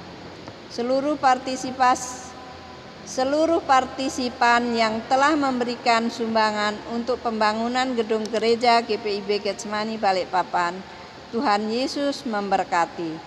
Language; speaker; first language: Indonesian; native; Indonesian